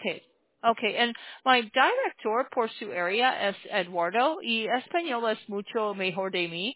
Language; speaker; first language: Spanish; non-native, learner; English